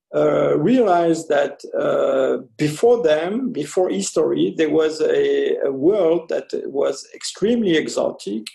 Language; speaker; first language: English; early bilingual, other home language; French